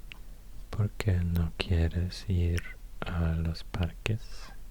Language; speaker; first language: Spanish; non-native, learner; Swedish